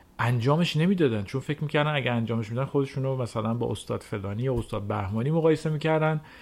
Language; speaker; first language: Persian; native; Persian